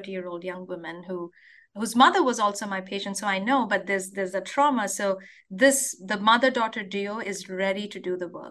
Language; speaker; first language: English; non-native, local second language; Telugu